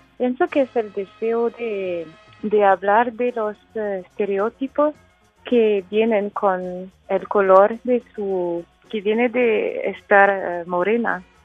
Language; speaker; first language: Spanish; non-native, learner; French